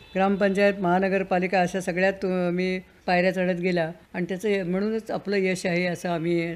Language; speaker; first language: Marathi; native; Marathi